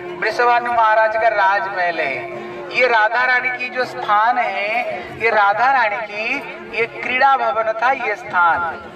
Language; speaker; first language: Hindi; non-native, local second language; Bangla